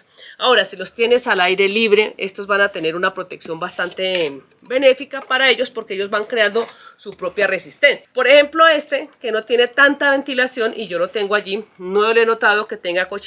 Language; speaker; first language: Spanish; native; Spanish